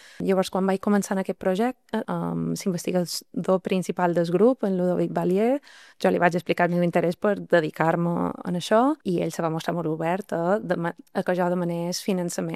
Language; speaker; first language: Catalan; native; Catalan